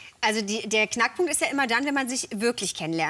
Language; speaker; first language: German; native; German